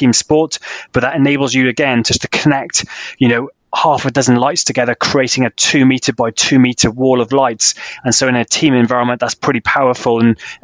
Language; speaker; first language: English; native; English